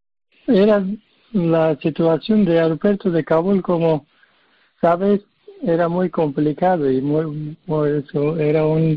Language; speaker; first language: Spanish; non-native, learner; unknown